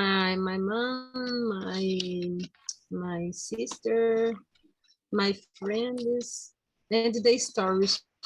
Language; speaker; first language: English; non-native, learner; Portuguese